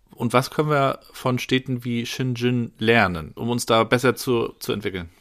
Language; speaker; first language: German; native; German